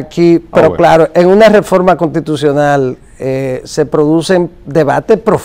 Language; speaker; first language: Spanish; native; Spanish